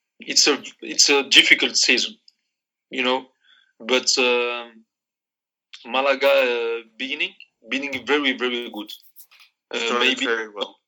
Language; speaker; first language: English; non-native, learner; Arabic